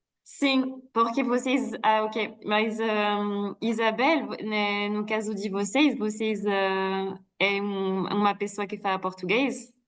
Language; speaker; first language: Portuguese; non-native, fluent; French